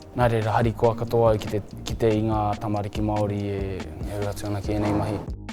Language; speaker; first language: Māori; native; Māori